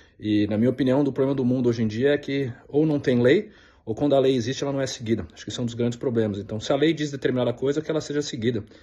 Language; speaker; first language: Portuguese; native; Portuguese